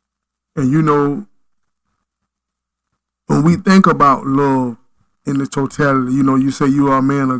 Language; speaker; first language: English; native; English